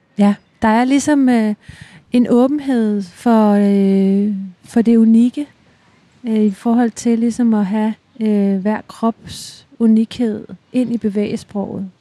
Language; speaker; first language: Danish; native; Danish